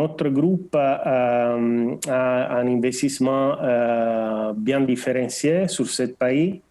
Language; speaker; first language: French; non-native, learner; Portuguese